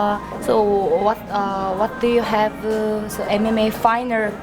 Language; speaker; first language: English; non-native, learner; Korean